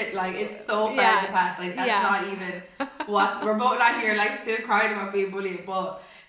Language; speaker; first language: English; native; English